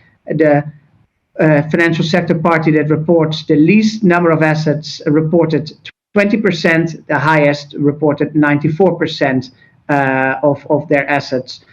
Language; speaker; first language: English; non-native, fluent; Dutch